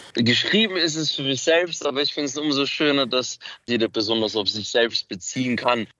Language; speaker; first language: German; early bilingual, other home language; Macedonian